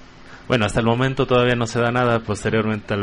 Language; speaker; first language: Spanish; native; Spanish